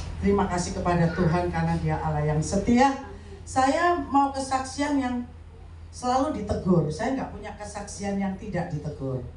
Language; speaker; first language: Indonesian; native; Indonesian